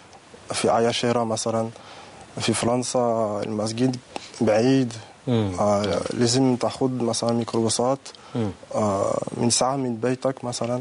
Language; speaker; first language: Arabic; non-native, learner; French